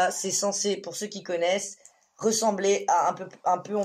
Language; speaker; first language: French; native; French